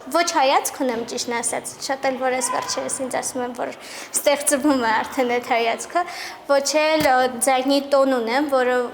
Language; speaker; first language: Armenian; native; Armenian